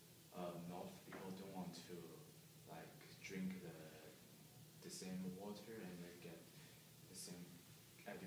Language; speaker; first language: English; non-native, learner; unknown